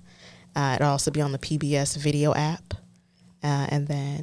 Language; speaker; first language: English; native; English